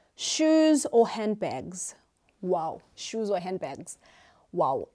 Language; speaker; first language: English; non-native, local second language; Xhosa